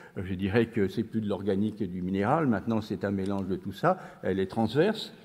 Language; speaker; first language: French; native; French